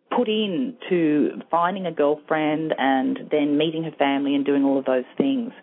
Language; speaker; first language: English; native; English